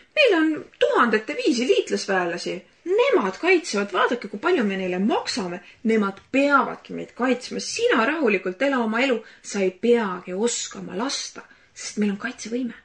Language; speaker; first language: Estonian; native; Estonian